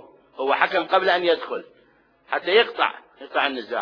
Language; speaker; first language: Arabic; native; Arabic